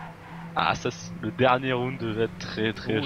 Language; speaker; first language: French; native; French